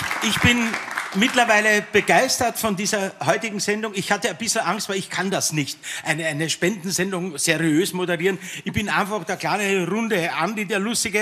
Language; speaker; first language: German; native; German